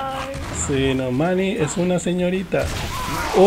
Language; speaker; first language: Spanish; native; Spanish